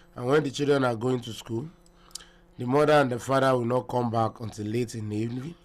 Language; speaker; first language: English; non-native, local second language; Yoruba